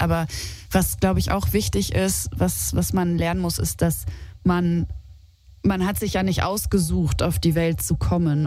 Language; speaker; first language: German; native; German